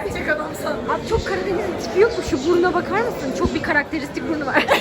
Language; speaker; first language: Turkish; native; Turkish